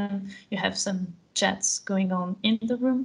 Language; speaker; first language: English; non-native, fluent; French